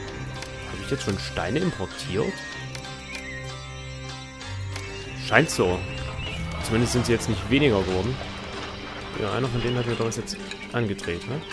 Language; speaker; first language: German; native; German